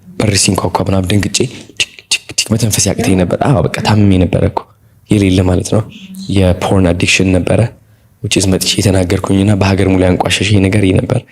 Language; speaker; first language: Amharic; non-native, local second language; Tigrinya